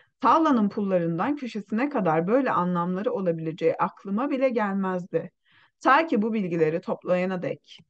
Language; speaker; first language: Turkish; non-native, fluent; Uyghur